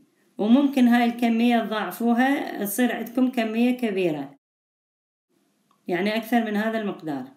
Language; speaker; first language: Arabic; native; Arabic